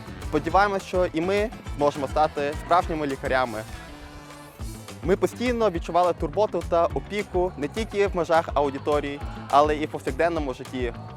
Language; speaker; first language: Ukrainian; non-native, fluent; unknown